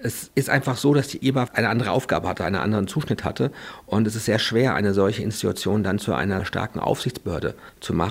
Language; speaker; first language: German; native; German